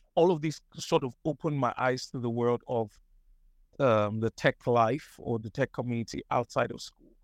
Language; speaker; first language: English; non-native, local second language; Yoruba